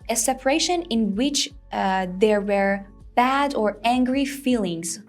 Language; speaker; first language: English; non-native, fluent; Persian